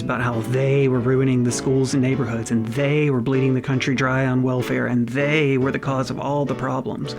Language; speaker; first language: English; native; English